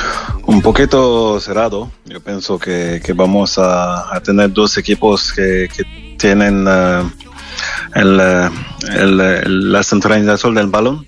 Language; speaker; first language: Spanish; non-native, fluent; French